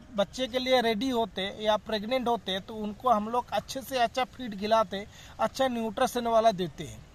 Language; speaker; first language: Hindi; non-native, local second language; Bangla